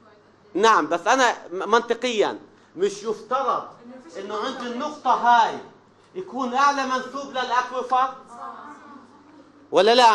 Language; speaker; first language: Arabic; native; Arabic